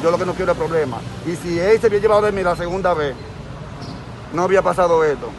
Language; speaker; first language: Spanish; native; Spanish